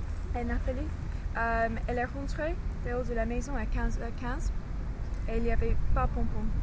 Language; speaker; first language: French; non-native, learner; English